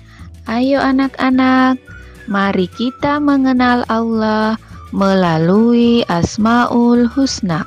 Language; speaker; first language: Indonesian; native; Indonesian